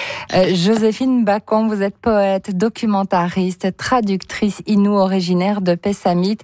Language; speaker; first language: French; native; French